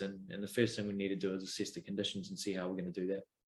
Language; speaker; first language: English; native; English